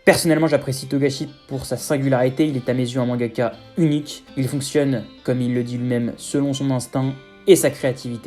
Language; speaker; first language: French; native; French